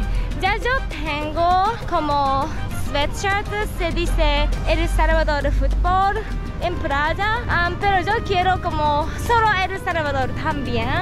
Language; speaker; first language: Spanish; non-native, learner; Japanese